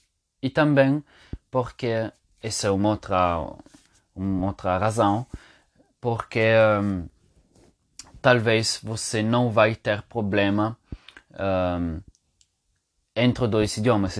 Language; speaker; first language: Portuguese; non-native, fluent; Italian